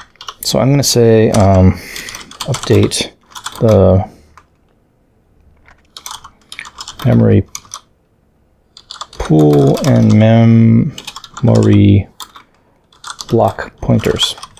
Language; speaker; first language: English; native; English